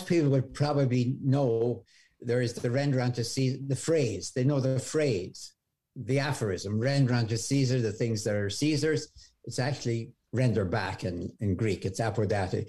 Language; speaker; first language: English; native; English